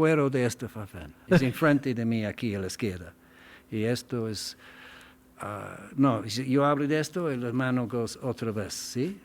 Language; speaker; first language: Spanish; non-native, learner; English